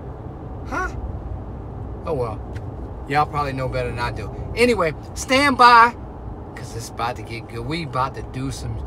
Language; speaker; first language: English; native; English